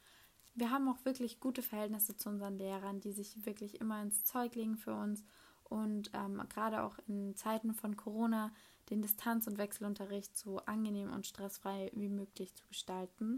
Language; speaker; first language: German; native; German